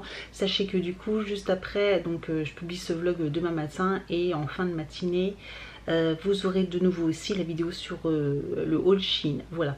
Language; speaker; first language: French; native; French